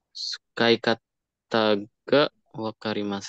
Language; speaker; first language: Japanese; non-native, learner; Indonesian